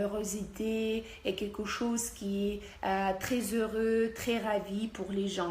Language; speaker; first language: French; non-native, fluent; Russian